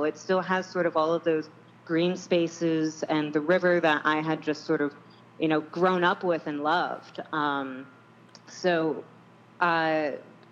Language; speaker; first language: English; native; English